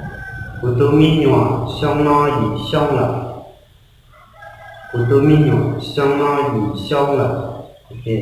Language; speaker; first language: Chinese; non-native, fluent; Hmong